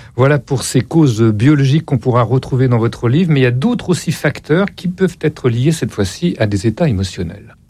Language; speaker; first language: French; native; French